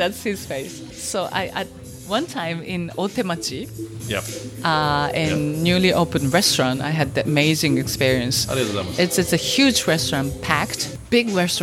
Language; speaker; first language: English; non-native, fluent; Japanese